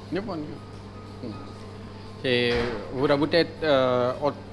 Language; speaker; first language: Russian; non-native, learner; Urdu